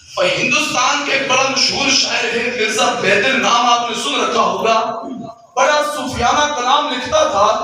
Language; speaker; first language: Urdu; non-native, local second language; Punjabi